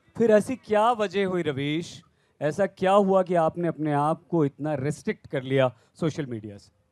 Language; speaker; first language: Hindi; native; Hindi